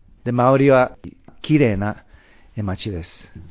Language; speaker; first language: Japanese; native; Japanese